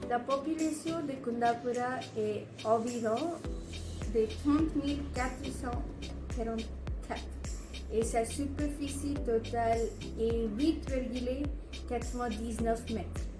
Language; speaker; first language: French; non-native, fluent; Konkani